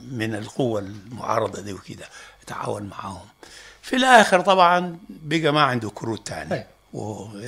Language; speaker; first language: Arabic; non-native, local second language; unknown